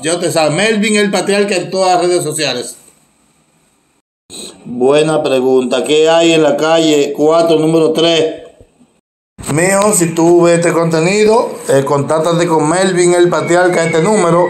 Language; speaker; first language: Spanish; native; Spanish